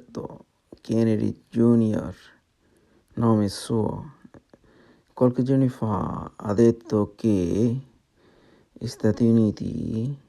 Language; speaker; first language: Italian; non-native, learner; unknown